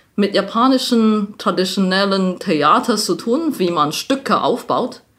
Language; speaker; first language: German; non-native, fluent; Chinese